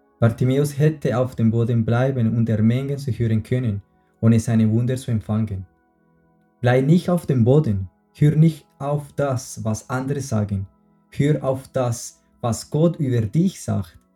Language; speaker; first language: German; non-native, fluent; Spanish